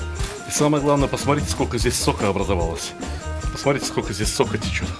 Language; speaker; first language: Russian; native; Russian